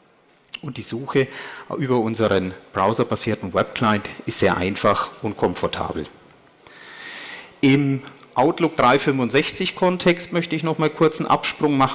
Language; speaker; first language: German; native; German